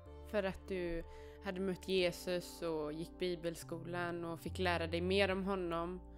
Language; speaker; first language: Swedish; native; Swedish